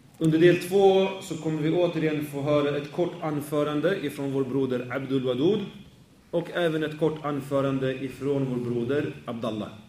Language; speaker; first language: Swedish; native; Swedish